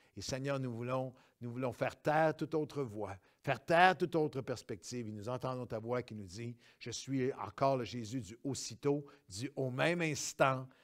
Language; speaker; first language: French; native; French